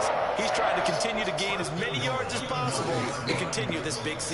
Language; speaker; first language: English; native; English